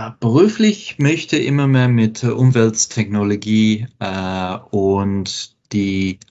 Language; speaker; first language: German; non-native, fluent; English